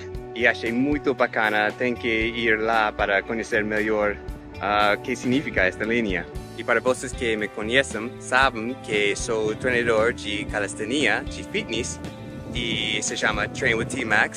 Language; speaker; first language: Portuguese; non-native, fluent; English